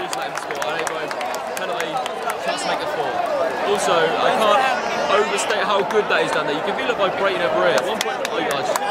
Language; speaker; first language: English; native; English